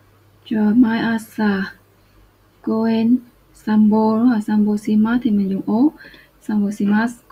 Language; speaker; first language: Japanese; non-native, fluent; Vietnamese